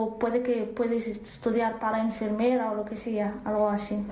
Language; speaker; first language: Spanish; non-native, learner; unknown